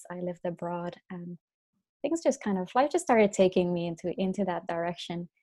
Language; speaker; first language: English; non-native, fluent; Finnish